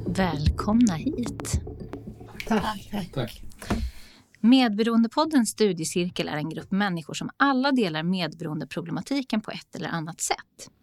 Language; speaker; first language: Swedish; native; Swedish